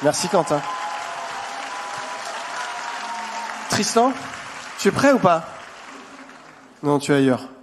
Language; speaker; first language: French; native; French